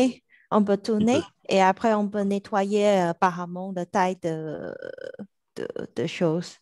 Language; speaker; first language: French; non-native, learner; Chinese